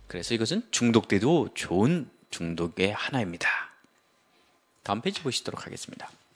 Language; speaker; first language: Korean; native; Korean